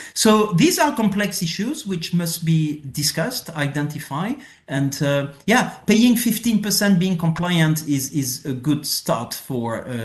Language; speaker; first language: English; non-native, fluent; French